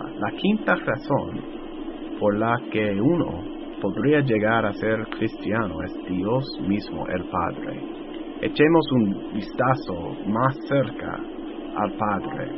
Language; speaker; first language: Spanish; non-native, fluent; English